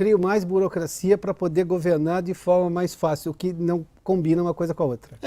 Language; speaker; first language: Portuguese; native; Portuguese